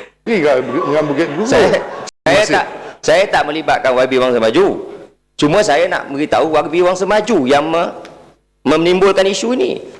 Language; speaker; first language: Malay; native; Malay